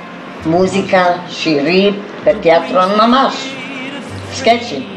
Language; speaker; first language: Hebrew; non-native, fluent; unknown